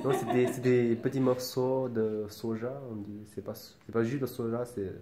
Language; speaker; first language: French; non-native, learner; Chinese